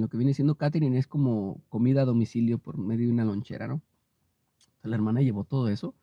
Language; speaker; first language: Spanish; native; Spanish